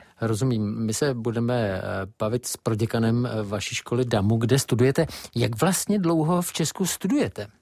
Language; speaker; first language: Czech; native; Czech